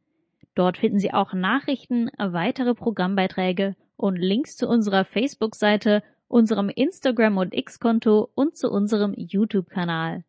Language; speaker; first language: German; native; German